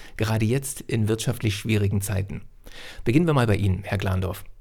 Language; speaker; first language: German; native; German